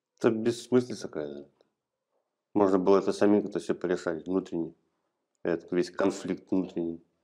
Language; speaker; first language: Russian; native; Russian